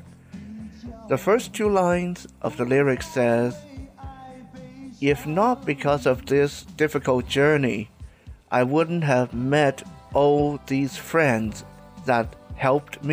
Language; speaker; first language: English; non-native, fluent; Chinese